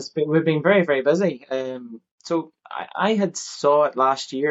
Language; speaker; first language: English; native; English